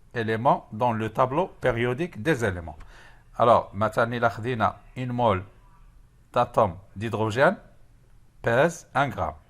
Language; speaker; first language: French; non-native, local second language; Arabic